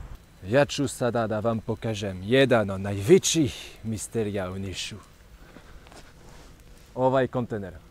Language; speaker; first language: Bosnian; non-native, learner; French